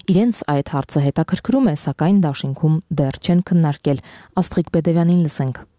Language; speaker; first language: Armenian; native; Armenian